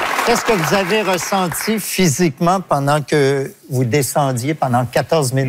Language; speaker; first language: French; native; French